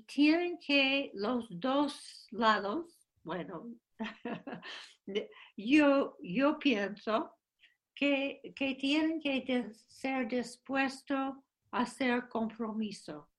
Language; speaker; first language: Spanish; non-native, fluent; English